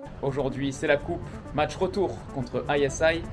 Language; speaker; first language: French; native; French